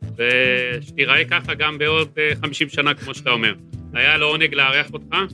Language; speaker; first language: Hebrew; non-native, fluent; Croatian